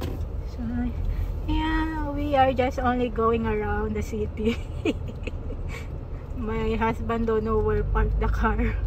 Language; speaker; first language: English; non-native, learner; Filipino